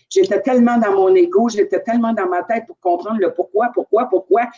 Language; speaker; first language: French; native; French